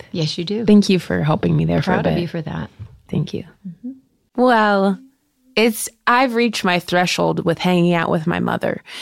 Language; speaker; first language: English; native; English